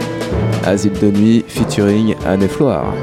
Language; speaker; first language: French; native; French